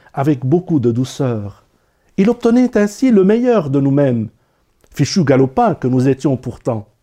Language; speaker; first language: French; non-native, local second language; Arabic